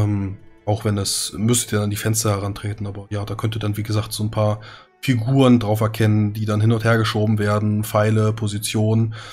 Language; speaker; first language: German; native; German